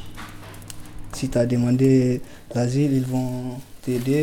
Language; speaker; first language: French; non-native, fluent; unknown